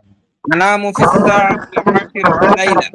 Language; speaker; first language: Arabic; non-native, learner; Bangla